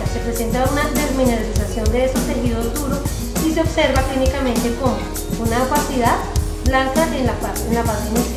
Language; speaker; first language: Spanish; native; Spanish